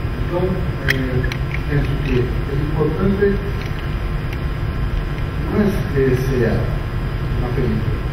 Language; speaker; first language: Spanish; non-native, learner; Portuguese